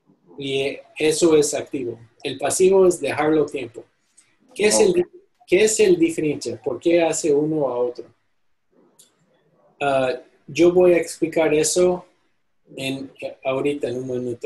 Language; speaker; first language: Spanish; non-native, fluent; English